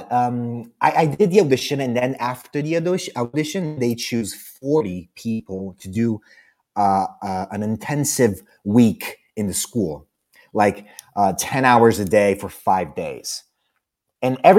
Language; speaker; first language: English; non-native, fluent; Italian